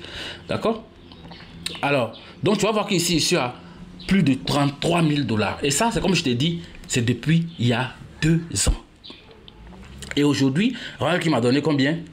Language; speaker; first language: French; native; French